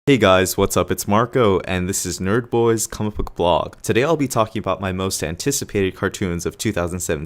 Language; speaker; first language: English; native; English